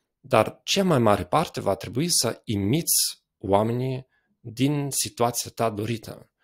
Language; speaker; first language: Romanian; non-native, fluent; German